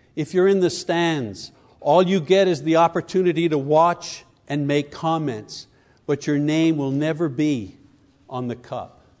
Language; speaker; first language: English; native; English